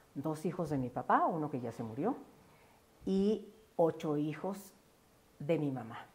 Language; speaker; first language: Spanish; native; Spanish